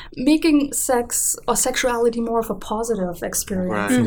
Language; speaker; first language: English; non-native, fluent; German